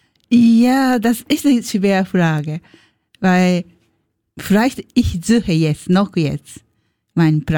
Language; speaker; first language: German; non-native, learner; Japanese